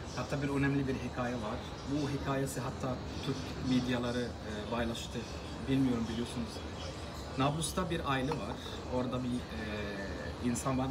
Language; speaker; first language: Turkish; non-native, learner; Arabic